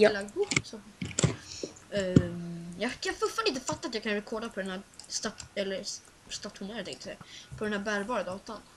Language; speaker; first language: Swedish; native; Swedish